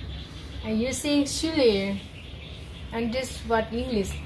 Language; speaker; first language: English; non-native, learner; Lao